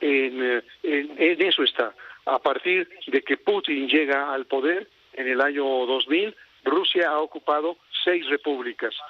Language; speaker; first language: Spanish; native; Spanish